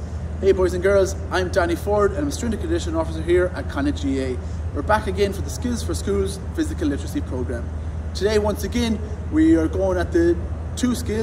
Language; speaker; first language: English; native; English